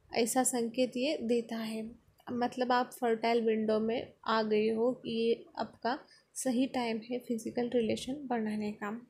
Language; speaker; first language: Hindi; non-native, local second language; Marathi